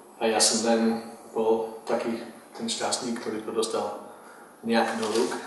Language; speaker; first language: Slovak; non-native, fluent; English